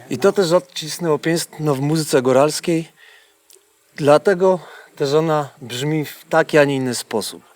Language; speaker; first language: Polish; native; Polish